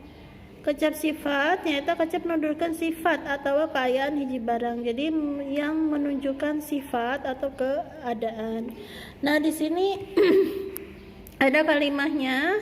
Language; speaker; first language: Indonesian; non-native, local second language; Sundanese